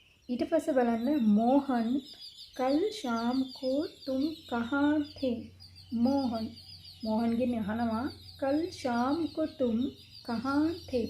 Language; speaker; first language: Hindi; non-native, fluent; Sinhala